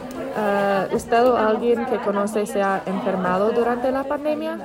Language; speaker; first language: Spanish; non-native, learner; English